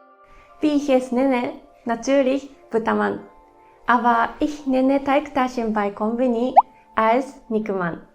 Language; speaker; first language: German; non-native, fluent; Japanese